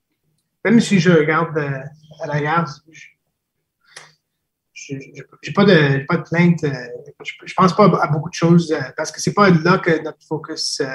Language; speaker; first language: French; non-native, fluent; English